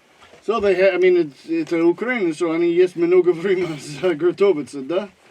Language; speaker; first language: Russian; non-native, learner; English